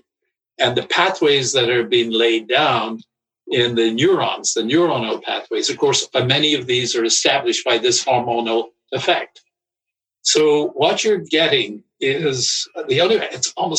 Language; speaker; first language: English; native; English